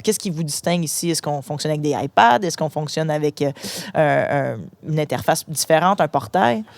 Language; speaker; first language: French; native; French